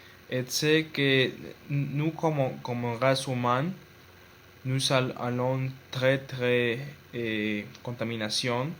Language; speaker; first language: French; non-native, learner; Spanish